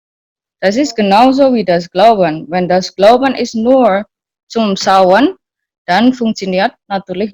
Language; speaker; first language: German; non-native, learner; Indonesian